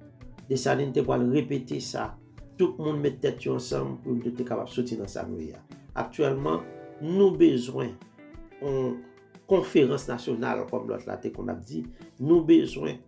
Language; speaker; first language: French; non-native, local second language; Haitian Creole